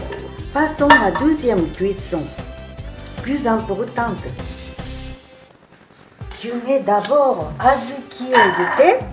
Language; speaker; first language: French; non-native, fluent; Japanese